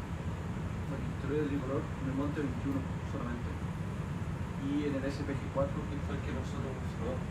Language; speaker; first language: Spanish; native; Spanish